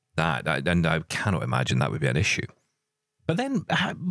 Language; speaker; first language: English; native; English